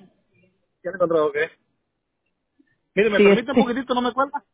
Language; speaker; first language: Spanish; native; Spanish